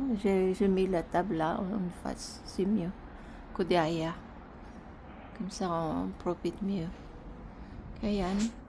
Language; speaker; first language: French; non-native, fluent; Filipino